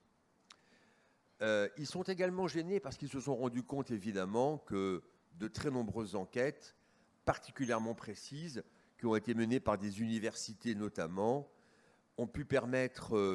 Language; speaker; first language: French; native; French